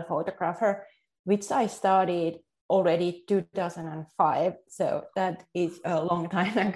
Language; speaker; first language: English; non-native, fluent; Finnish